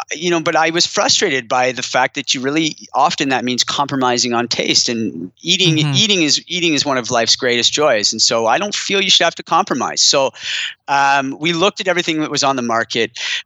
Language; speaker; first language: English; native; English